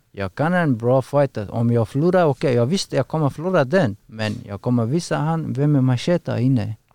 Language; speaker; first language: Swedish; non-native, learner; Persian